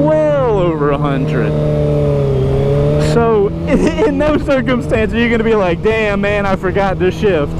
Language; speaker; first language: English; native; English